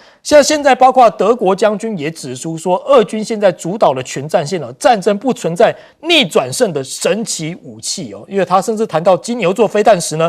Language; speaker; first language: Chinese; native; Chinese